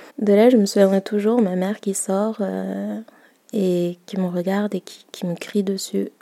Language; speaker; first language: French; early bilingual, other home language; Malagasy